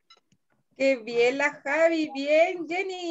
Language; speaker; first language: Spanish; native; Spanish